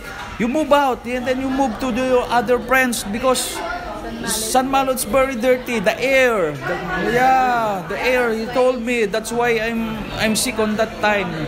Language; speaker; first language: English; non-native, local second language; Filipino